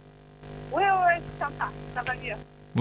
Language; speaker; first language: French; non-native, fluent; Portuguese